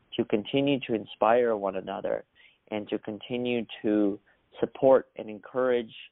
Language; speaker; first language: English; early bilingual, other home language; Russian